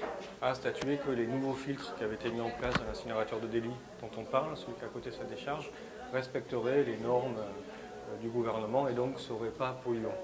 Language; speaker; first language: French; native; French